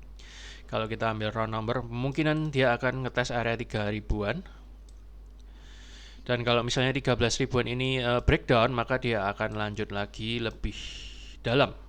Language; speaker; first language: Indonesian; native; Indonesian